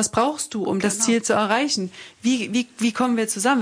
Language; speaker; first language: German; native; German